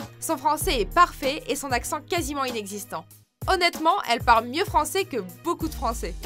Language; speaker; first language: French; native; French